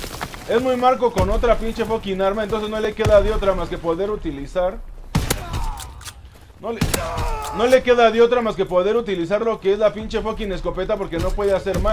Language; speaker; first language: Spanish; native; Spanish